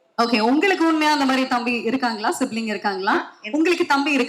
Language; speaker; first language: Tamil; native; Tamil